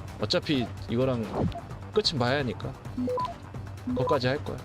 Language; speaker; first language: Korean; native; Korean